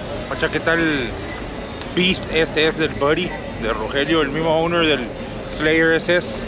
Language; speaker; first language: Spanish; early bilingual, heritage; Spanish